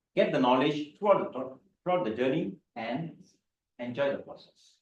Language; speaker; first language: English; non-native, local second language; Tamil